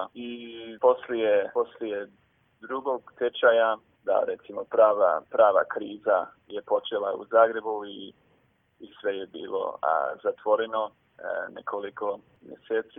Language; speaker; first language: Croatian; early bilingual, heritage; English